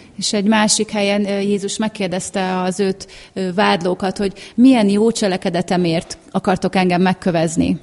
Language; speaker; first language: Hungarian; native; Hungarian